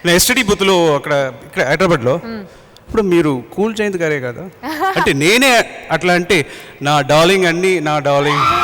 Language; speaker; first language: Telugu; native; Telugu